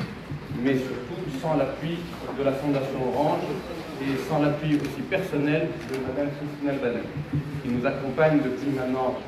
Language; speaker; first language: French; non-native, local second language; Arabic